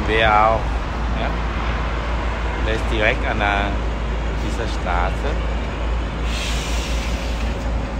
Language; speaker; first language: German; non-native, fluent; Vietnamese